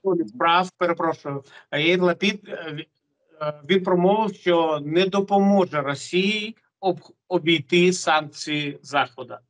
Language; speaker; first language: Ukrainian; non-native, local second language; Russian